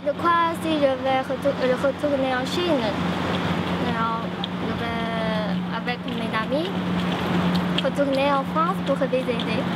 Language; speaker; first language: French; non-native, learner; Chinese